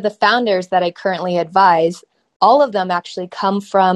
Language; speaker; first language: English; early bilingual, other home language; Chinese